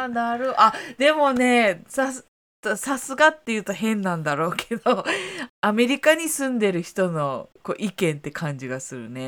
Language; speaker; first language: Japanese; native; Japanese